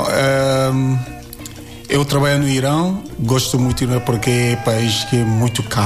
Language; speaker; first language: Portuguese; non-native, learner; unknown